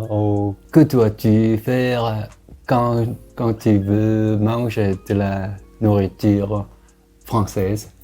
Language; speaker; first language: French; non-native, learner; Korean